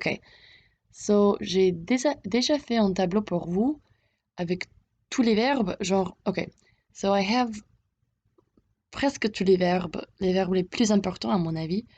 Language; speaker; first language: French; non-native, fluent; English